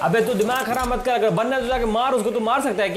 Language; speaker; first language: Hindi; native; Hindi